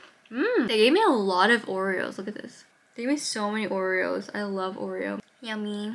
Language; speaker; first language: English; early bilingual, other home language; Korean